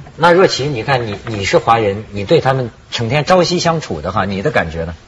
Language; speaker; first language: Chinese; native; Chinese